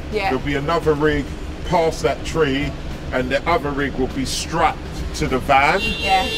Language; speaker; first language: English; native; English